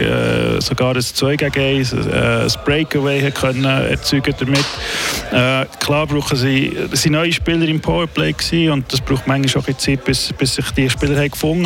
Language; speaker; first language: German; native; German